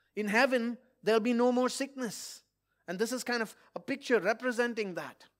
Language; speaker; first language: English; non-native, local second language; Malayalam